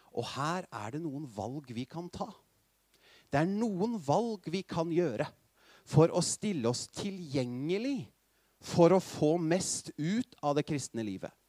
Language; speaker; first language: Norwegian; native; Norwegian